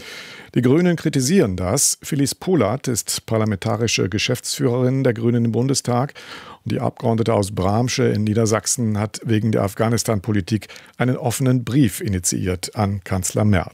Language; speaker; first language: German; native; German